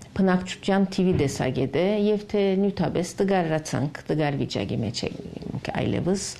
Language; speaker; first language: Armenian; native; Armenian